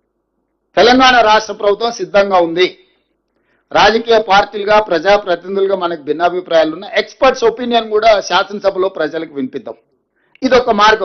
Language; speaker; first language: Telugu; native; Telugu